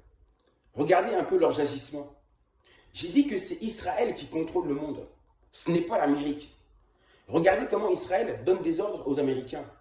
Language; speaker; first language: French; non-native, local second language; Kongo